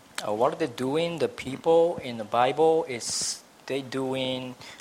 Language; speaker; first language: English; non-native, fluent; Japanese